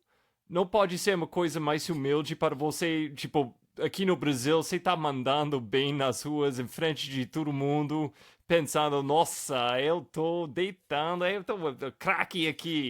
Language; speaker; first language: Portuguese; non-native, fluent; English